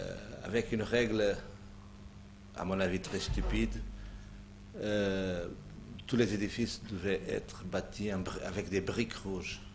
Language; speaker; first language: French; non-native, fluent; Portuguese